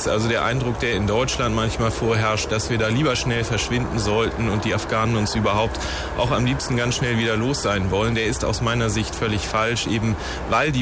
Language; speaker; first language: German; native; German